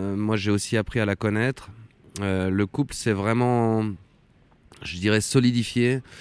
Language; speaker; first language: French; native; French